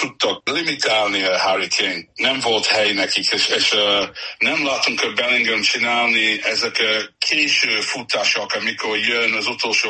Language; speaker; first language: Hungarian; non-native, fluent; English